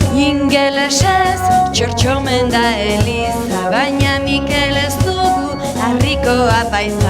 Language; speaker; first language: Basque; native; Basque